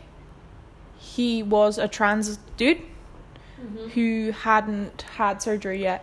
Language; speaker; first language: English; native; English